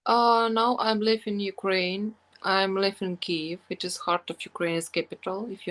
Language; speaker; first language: English; non-native, learner; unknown